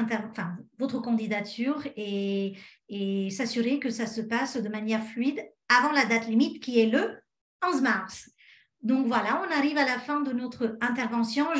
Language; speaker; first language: French; native; French